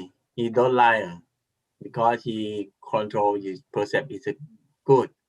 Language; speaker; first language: English; non-native, learner; Thai